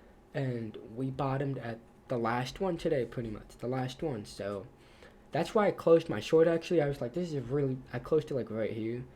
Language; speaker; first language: English; native; English